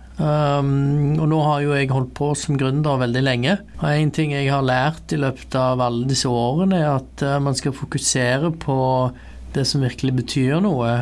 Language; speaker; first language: Norwegian; early bilingual, other home language; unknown